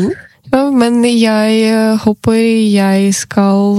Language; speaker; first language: Norwegian; non-native, learner; Ukrainian